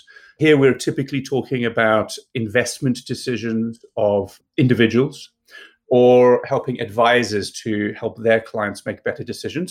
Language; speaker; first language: English; native; English